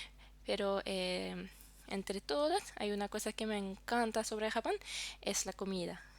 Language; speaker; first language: Spanish; non-native, fluent; French